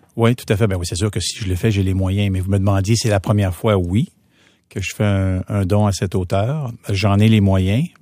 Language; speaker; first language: French; native; French